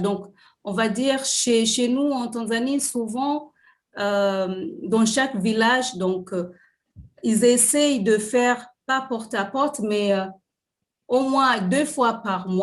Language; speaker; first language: French; non-native, fluent; Swahili